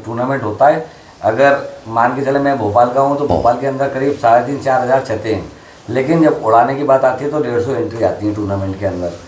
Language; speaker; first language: Hindi; native; Hindi